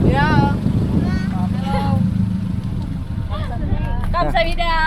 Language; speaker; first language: Korean; non-native, learner; Indonesian